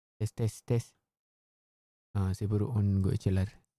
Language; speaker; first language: English; non-native, learner; Malay